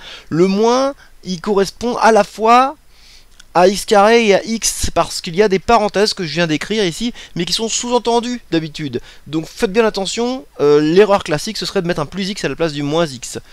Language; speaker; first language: French; native; French